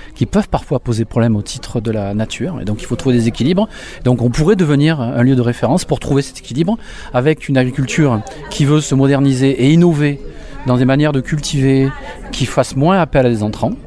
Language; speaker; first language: French; native; French